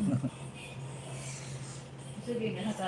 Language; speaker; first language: Japanese; non-native, learner; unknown